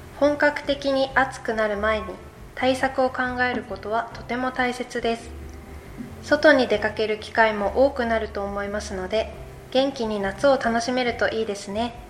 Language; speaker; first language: Japanese; native; Japanese